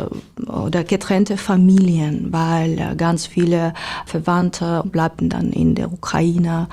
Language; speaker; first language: German; non-native, learner; Ukrainian